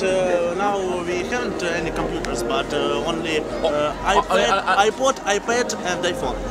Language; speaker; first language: English; non-native, learner; Russian